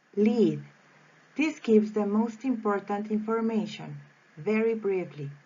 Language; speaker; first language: English; non-native, fluent; Spanish